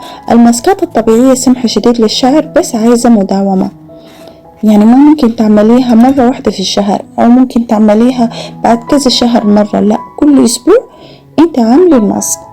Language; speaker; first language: Arabic; native; Arabic